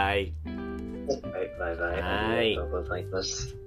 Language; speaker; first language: Japanese; non-native, learner; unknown